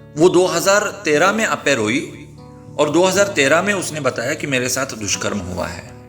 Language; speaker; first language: Hindi; non-native, local second language; Marathi